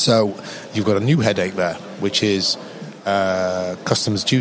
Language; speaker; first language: English; native; English